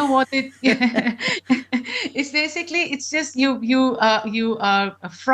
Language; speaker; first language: English; non-native, local second language; Punjabi